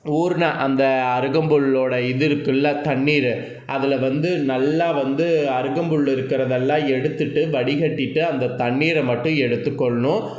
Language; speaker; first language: Tamil; native; Tamil